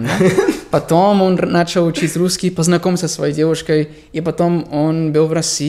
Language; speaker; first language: Russian; non-native, fluent; English